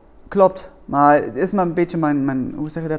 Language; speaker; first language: Dutch; non-native, learner; German